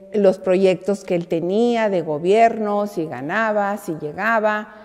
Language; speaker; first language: Spanish; native; Spanish